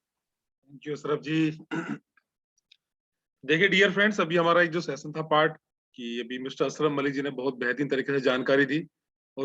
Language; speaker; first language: Hindi; native; Hindi